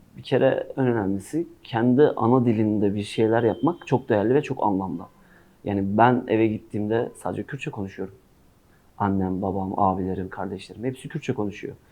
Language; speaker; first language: Turkish; non-native, local second language; Kurdish